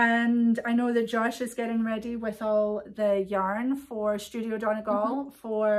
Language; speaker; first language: English; native; English